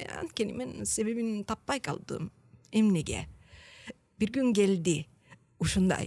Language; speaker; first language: Kyrgyz; non-native, learner; Italian